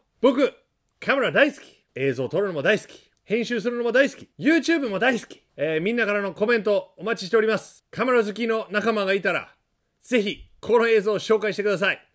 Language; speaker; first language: Japanese; non-native, fluent; English